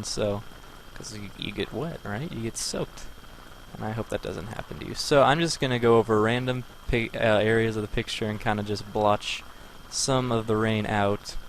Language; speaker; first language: English; native; English